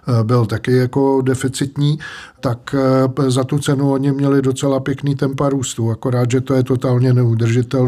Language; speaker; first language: Czech; native; Czech